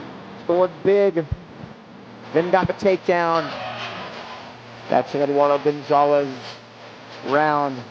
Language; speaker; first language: English; native; English